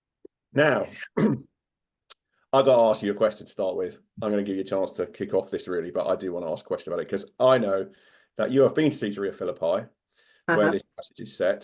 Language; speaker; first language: English; native; English